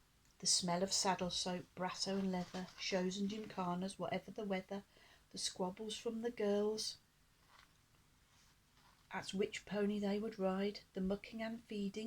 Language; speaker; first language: English; native; English